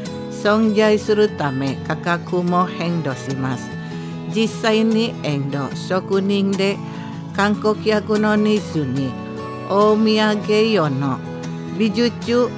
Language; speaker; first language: Japanese; non-native, fluent; Indonesian